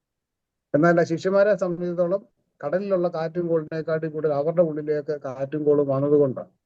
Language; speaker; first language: Malayalam; native; Malayalam